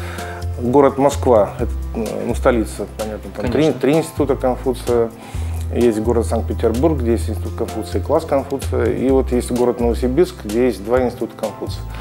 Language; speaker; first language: Russian; native; Russian